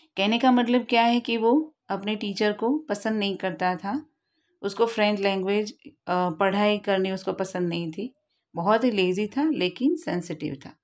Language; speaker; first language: Hindi; non-native, local second language; Gujarati